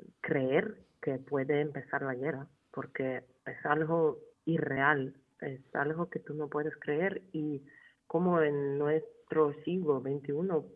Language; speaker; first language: Spanish; non-native, fluent; Ukrainian